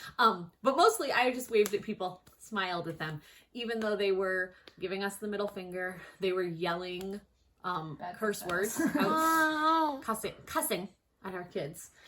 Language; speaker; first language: English; native; English